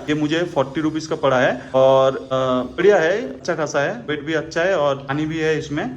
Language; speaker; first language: Hindi; non-native, local second language; Bangla